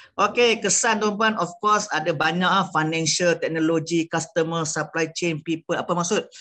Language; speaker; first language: Malay; native; Malay